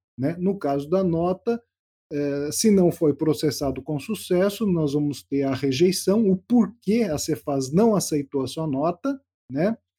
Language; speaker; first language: Portuguese; native; Portuguese